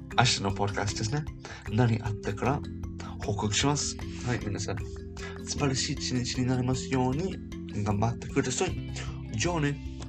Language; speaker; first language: Japanese; non-native, learner; English